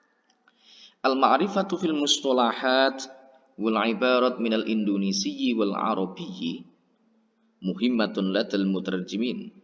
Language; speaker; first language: Arabic; non-native, fluent; Indonesian